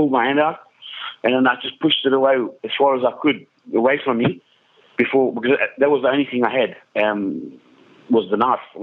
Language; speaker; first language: English; native; English